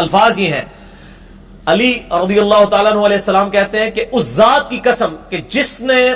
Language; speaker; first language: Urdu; non-native, local second language; Punjabi